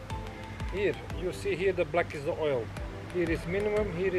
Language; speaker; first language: English; non-native, learner; Dutch